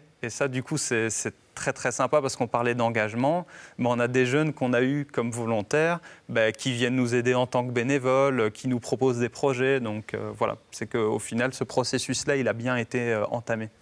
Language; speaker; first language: French; native; French